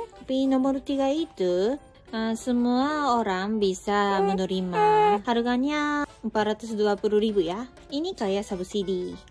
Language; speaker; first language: Indonesian; non-native, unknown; Japanese